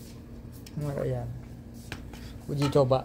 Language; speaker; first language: Indonesian; native; Indonesian